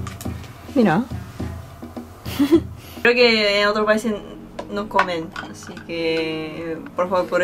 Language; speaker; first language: Spanish; non-native, fluent; Japanese